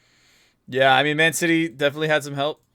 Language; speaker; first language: English; native; English